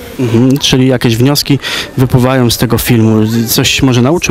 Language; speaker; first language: Polish; native; Polish